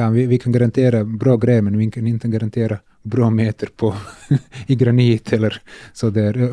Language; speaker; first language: Swedish; non-native, learner; Serbian